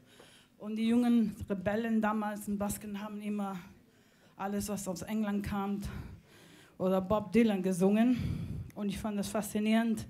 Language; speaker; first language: German; non-native, fluent; Spanish